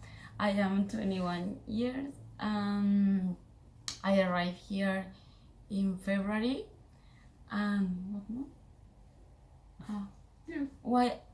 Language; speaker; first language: English; non-native, learner; Spanish